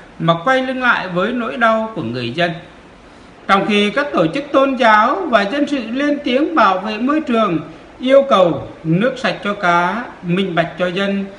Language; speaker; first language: Vietnamese; native; Vietnamese